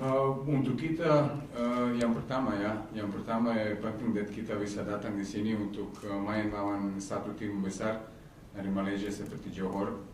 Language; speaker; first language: Indonesian; non-native, learner; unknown